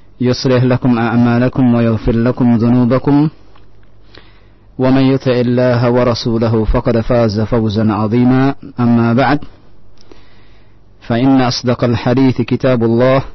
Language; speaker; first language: Arabic; non-native, fluent; Indonesian